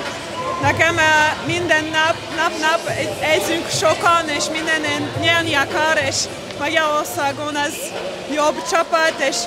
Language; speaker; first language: Hungarian; non-native, learner; French